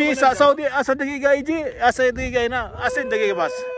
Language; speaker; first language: Arabic; non-native, learner; Filipino